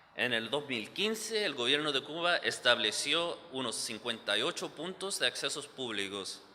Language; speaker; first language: Spanish; early bilingual, heritage; English